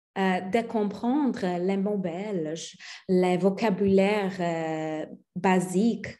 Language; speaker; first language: French; non-native, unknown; Polish